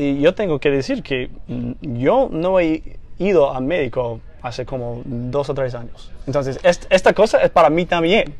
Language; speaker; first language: Spanish; non-native, fluent; English